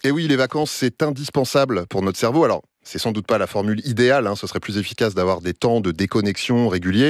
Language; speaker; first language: French; native; French